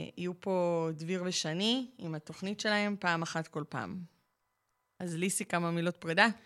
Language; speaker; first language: Hebrew; native; Hebrew